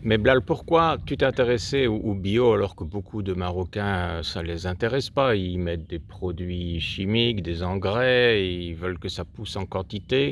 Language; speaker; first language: French; native; French